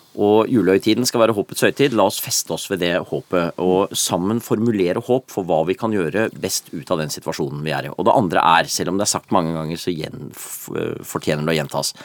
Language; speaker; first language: Norwegian; native; Norwegian